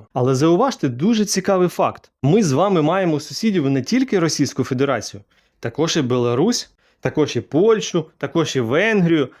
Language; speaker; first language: Ukrainian; non-native, local second language; Russian